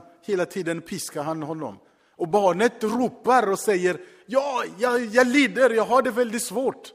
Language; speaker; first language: Swedish; non-native, fluent; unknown